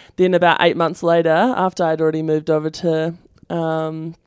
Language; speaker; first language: English; native; English